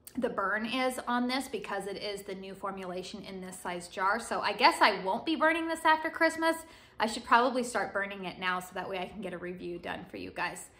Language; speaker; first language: English; native; English